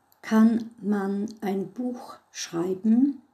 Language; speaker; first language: German; non-native, fluent; English